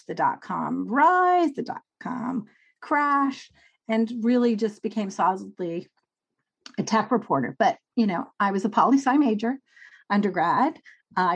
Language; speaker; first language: English; native; English